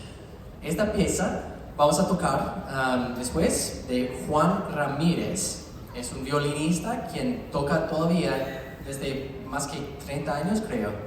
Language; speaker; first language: Spanish; non-native, learner; English